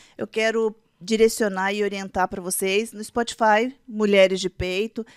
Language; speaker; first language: Portuguese; native; Portuguese